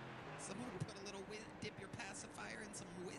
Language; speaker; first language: English; native; English